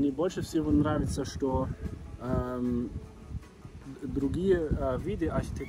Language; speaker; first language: Russian; non-native, learner; German